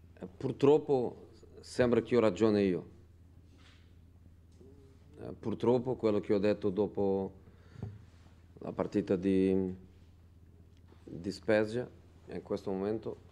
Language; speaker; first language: Italian; non-native, fluent; Portuguese